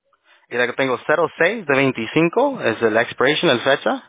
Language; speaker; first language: Spanish; early bilingual, heritage; Spanish